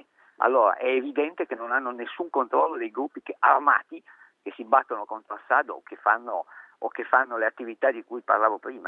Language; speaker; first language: Italian; native; Italian